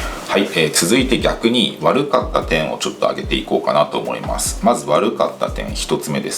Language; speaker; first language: Japanese; native; Japanese